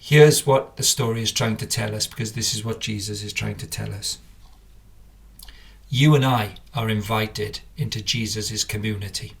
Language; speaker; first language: English; native; English